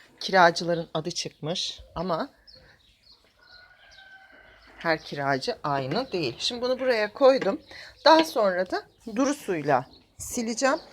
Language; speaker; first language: Turkish; native; Turkish